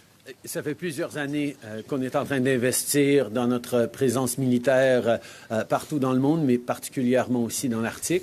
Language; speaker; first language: French; native; French